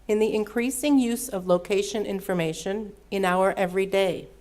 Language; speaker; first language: English; non-native, fluent; Latvian